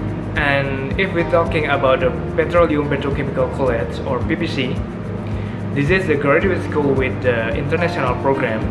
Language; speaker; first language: English; non-native, fluent; Indonesian